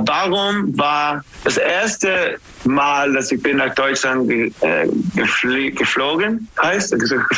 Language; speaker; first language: German; non-native, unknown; English